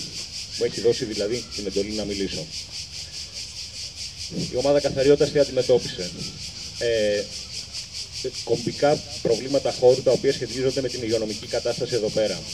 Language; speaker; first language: Greek; native; Greek